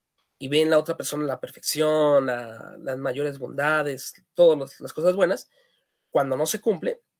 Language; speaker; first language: Spanish; native; Spanish